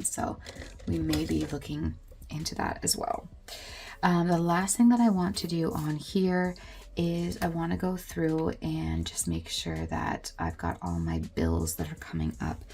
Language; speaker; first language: English; native; English